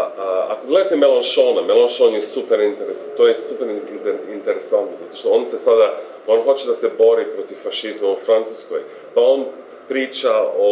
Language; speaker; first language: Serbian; non-native, fluent; English